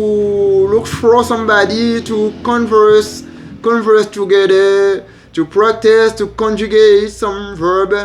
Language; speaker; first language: English; non-native, learner; Haitian Creole